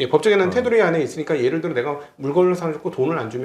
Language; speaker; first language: Korean; native; Korean